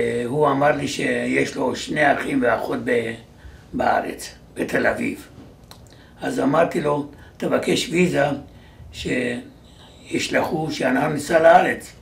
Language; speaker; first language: Hebrew; non-native, fluent; Georgian